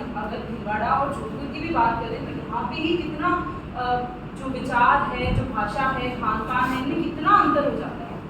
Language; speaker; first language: Hindi; native; Hindi